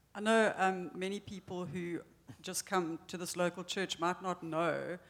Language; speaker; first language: English; native; English